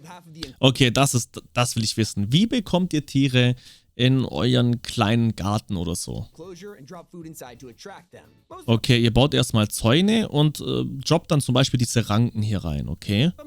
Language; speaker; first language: German; native; German